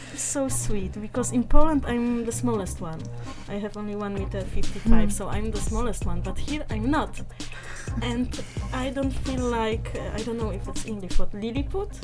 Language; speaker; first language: English; non-native, learner; Polish